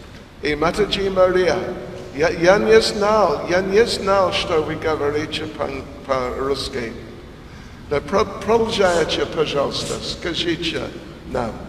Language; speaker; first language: Russian; non-native, learner; English